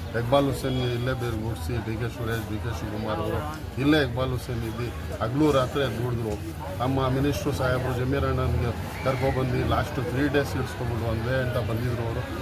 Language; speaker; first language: Kannada; non-native, local second language; Urdu